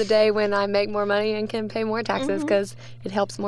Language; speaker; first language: English; native; English